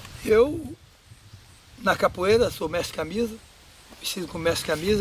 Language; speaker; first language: Portuguese; native; Portuguese